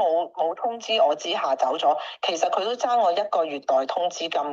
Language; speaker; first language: Cantonese; native; Cantonese